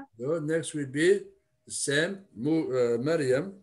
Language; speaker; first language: English; non-native, fluent; Arabic